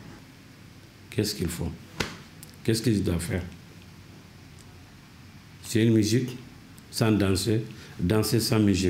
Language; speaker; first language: French; non-native, learner; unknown